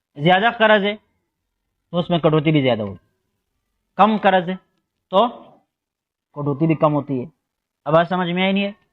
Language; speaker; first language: Urdu; non-native, local second language; Pashto